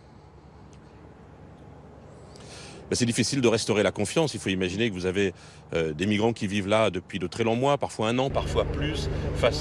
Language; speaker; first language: French; native; French